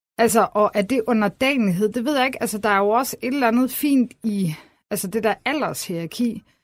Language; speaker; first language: Danish; native; Danish